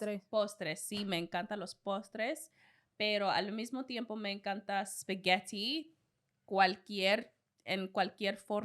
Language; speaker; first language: Spanish; non-native, learner; English